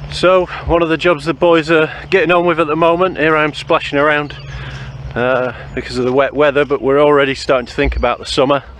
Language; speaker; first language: English; native; English